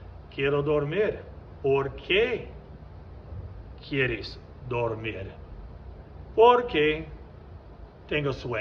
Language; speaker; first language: Spanish; non-native, fluent; English